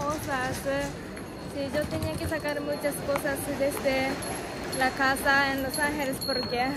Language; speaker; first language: Spanish; non-native, learner; Japanese